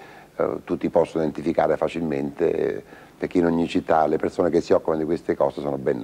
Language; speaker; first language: Italian; native; Italian